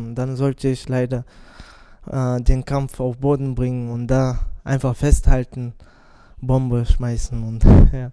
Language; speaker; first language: German; non-native, learner; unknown